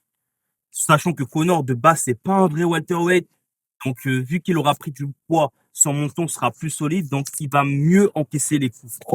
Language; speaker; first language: French; native; French